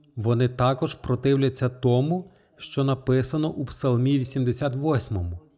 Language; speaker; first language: Ukrainian; non-native, fluent; French